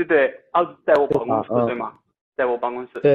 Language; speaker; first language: Chinese; non-native, fluent; Italian